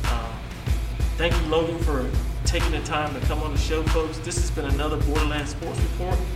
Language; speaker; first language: English; native; English